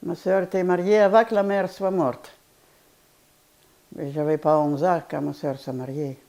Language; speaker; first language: French; non-native, fluent; Polish